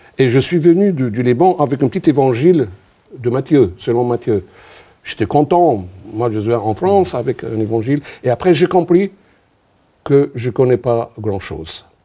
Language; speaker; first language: French; non-native, local second language; Arabic